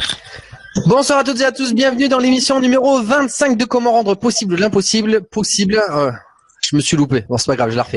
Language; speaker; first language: French; native; French